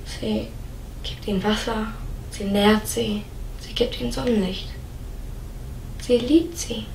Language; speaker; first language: German; non-native, fluent; English